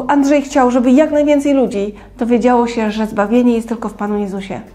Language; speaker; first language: Polish; native; Polish